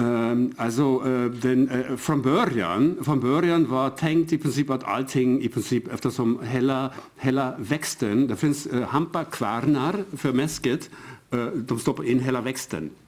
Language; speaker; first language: Swedish; non-native, fluent; German